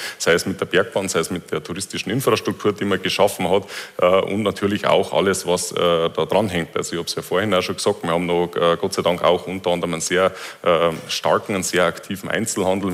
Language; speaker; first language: German; native; German